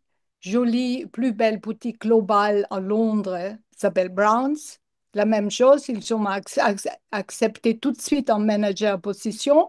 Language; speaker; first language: French; non-native, learner; English